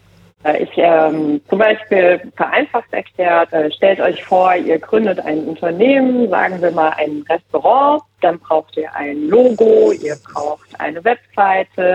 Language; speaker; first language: German; native; German